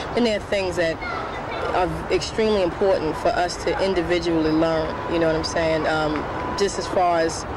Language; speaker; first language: English; native; English